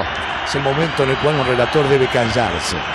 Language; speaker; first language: Spanish; native; Spanish